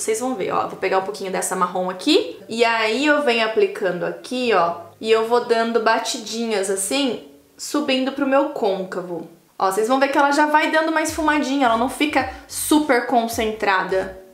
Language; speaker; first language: Portuguese; native; Portuguese